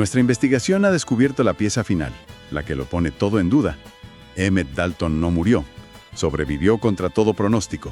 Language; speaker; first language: Spanish; native; Spanish